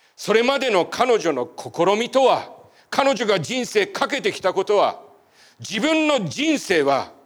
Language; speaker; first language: Japanese; native; Japanese